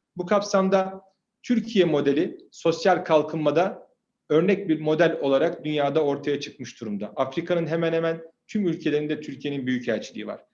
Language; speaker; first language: Turkish; native; Turkish